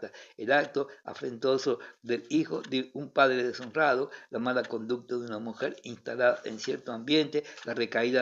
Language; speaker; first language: Spanish; native; Spanish